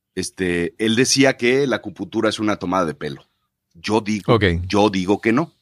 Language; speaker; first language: Spanish; native; Spanish